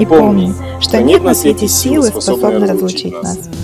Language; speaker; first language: Russian; native; Russian